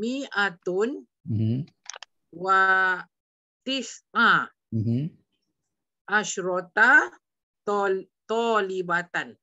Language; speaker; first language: Arabic; non-native, learner; Malay